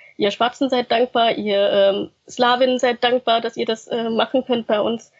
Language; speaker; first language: German; early bilingual, other home language; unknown